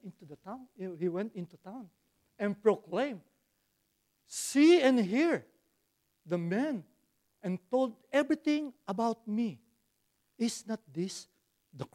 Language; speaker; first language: English; non-native, local second language; Filipino